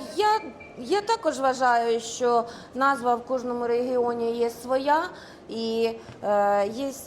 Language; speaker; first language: Ukrainian; native; Ukrainian